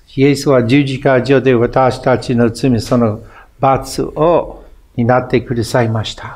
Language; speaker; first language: Japanese; non-native, fluent; English